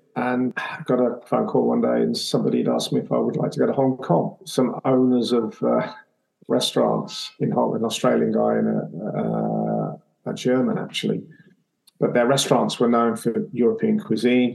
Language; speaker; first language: English; native; English